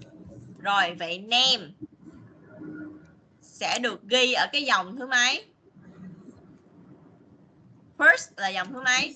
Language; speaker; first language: Vietnamese; native; Vietnamese